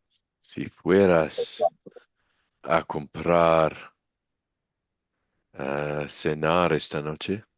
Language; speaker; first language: Spanish; non-native, learner; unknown